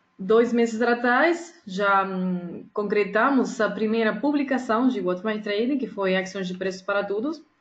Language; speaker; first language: Portuguese; non-native, fluent; Spanish